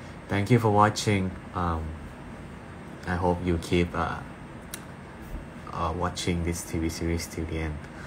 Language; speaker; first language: English; non-native, fluent; Thai